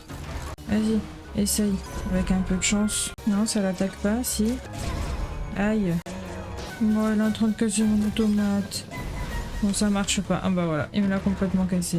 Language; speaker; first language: French; native; French